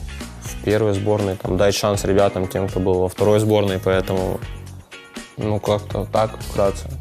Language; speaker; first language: Russian; native; Russian